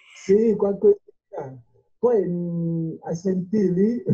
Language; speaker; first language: Italian; non-native, fluent; Akan